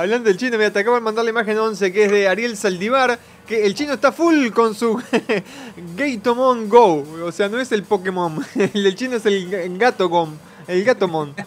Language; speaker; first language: Spanish; native; Spanish